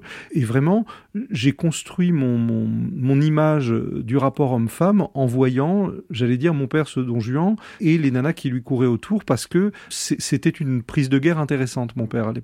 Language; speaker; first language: French; native; French